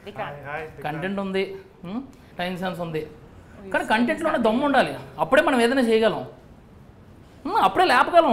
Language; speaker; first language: Telugu; native; Telugu